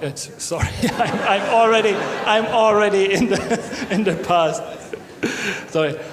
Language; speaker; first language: English; non-native, fluent; German